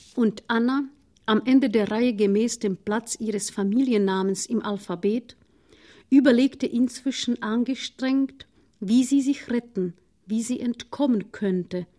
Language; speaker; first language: German; non-native, fluent; Czech